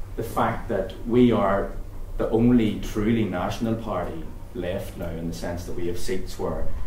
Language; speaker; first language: English; native; English